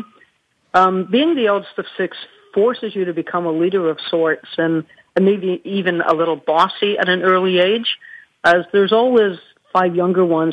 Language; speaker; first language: English; native; English